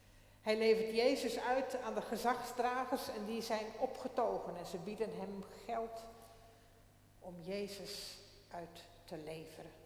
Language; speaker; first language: Dutch; non-native, local second language; Western Frisian